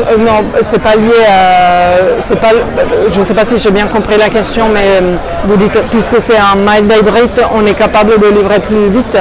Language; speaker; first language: French; non-native, fluent; Italian